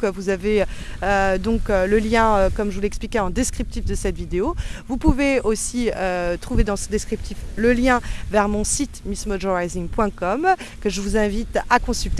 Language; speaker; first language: French; native; French